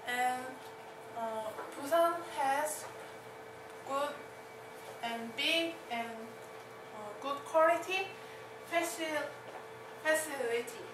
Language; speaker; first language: English; non-native, learner; Korean